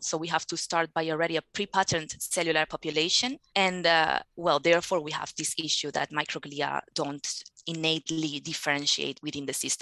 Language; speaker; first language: English; non-native, fluent; Spanish